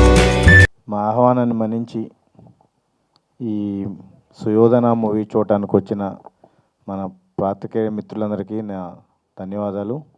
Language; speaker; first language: Telugu; native; Telugu